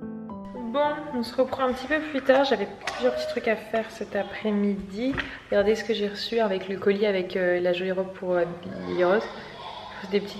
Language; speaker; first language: French; native; French